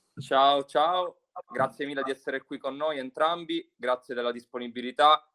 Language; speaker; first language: Italian; native; Italian